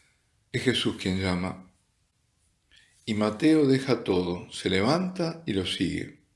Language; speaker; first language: Spanish; native; Spanish